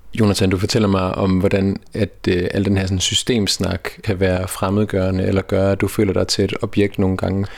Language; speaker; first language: Danish; native; Danish